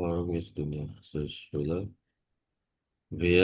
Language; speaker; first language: German; non-native, learner; Indonesian